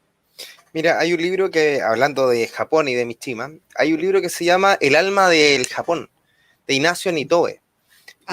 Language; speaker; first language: Spanish; native; Spanish